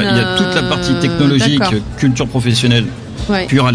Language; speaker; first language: French; native; French